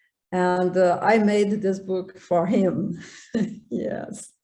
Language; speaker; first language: English; non-native, learner; Portuguese